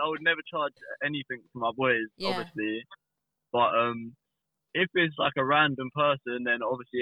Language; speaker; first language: English; native; English